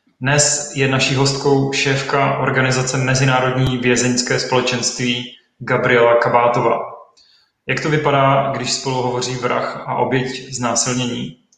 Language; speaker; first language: Czech; native; Czech